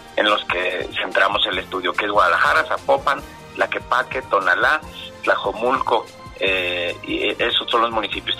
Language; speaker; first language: Spanish; native; Spanish